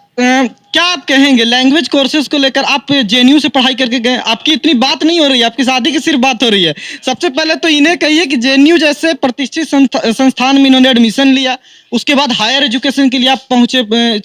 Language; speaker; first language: Hindi; native; Hindi